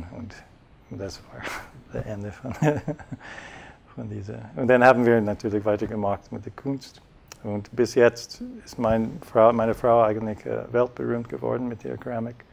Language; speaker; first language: German; non-native, fluent; English